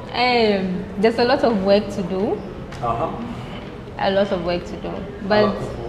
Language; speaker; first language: English; non-native, local second language; Akan